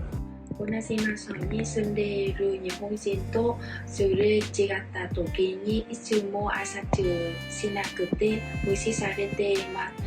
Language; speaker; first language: Japanese; non-native, learner; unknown